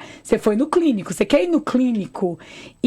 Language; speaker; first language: Portuguese; native; Portuguese